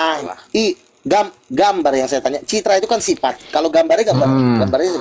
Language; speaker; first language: Malay; native; Malay